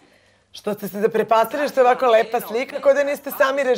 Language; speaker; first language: Serbian; native; Serbian